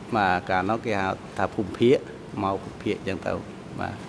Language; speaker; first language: Khmer; non-native, local second language; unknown